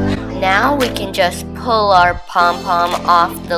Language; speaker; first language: English; native; English